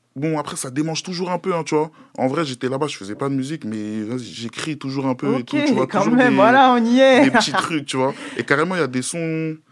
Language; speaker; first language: French; native; French